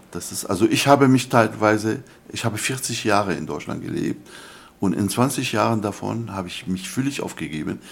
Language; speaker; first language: German; non-native, fluent; Arabic